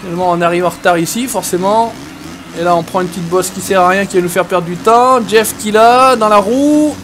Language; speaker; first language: French; native; French